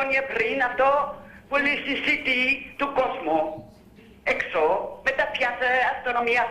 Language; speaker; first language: Greek; non-native, learner; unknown